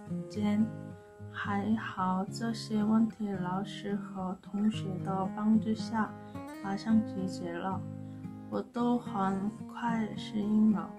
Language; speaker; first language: Chinese; non-native, learner; Korean